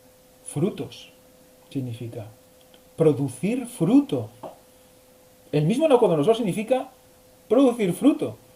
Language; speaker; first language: Spanish; native; Spanish